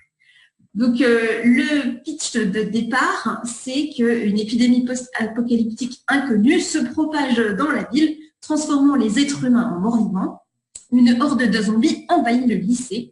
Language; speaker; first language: French; native; French